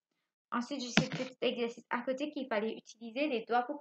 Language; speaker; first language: French; non-native, local second language; Morisyen